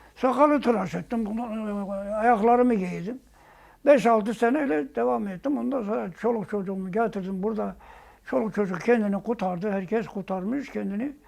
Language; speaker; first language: Turkish; non-native, local second language; Zaza